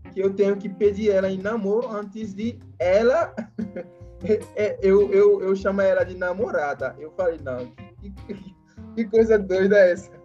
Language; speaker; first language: Portuguese; non-native, fluent; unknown